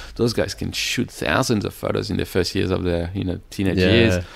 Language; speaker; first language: English; non-native, fluent; French